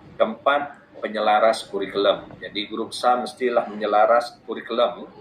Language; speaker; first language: Malay; non-native, local second language; Iban